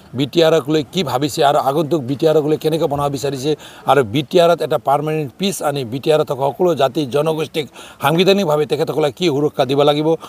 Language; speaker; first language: Assamese; non-native, local second language; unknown